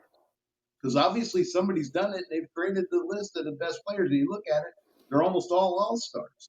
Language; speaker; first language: English; native; English